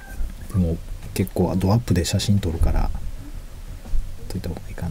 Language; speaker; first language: Japanese; native; Japanese